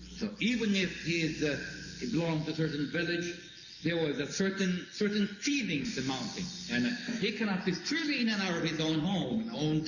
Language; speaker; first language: English; non-native, fluent; Korean